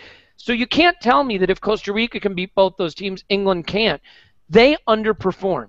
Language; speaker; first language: English; native; English